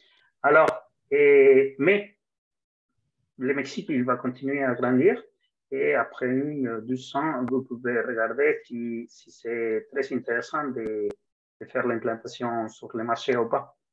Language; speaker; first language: French; non-native, fluent; Spanish